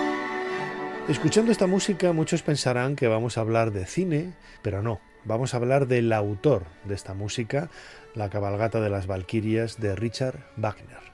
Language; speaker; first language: Spanish; native; Spanish